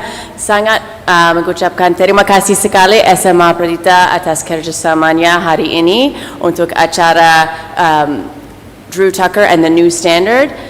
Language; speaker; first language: Indonesian; non-native, fluent; English